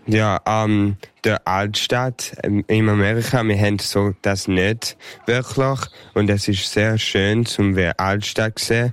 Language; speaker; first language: German; early bilingual, heritage; English